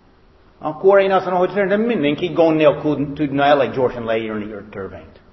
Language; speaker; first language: Hungarian; non-native, fluent; English